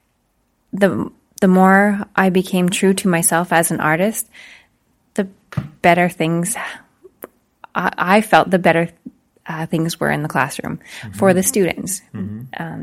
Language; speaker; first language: English; native; English